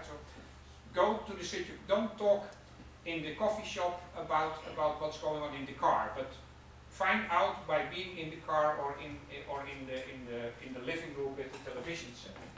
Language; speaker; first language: English; non-native, fluent; Dutch